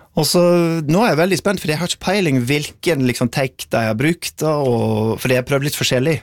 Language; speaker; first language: Norwegian; non-native, fluent; English